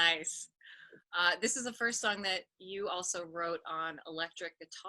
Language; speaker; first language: English; native; English